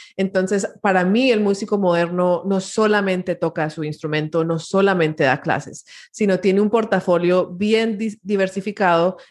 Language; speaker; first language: Spanish; early bilingual, heritage; Spanish